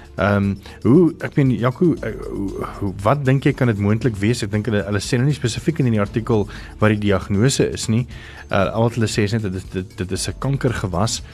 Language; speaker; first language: Afrikaans; native; Afrikaans